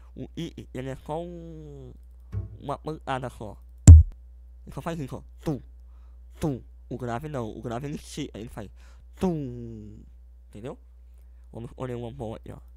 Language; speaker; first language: Portuguese; native; Portuguese